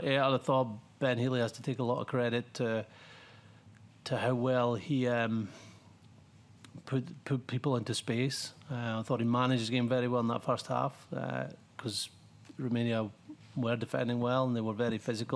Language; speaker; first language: English; native; English